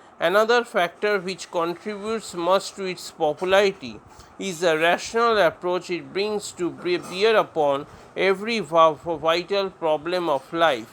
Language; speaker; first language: English; non-native, local second language; Bangla